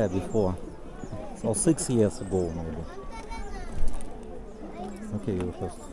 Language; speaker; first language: English; non-native, learner; Russian